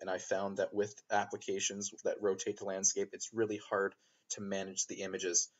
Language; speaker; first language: English; native; English